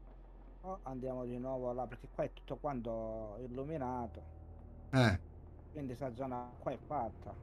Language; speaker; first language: Italian; native; Italian